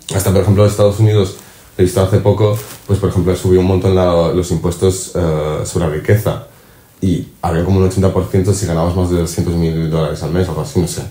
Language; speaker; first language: Spanish; non-native, fluent; Czech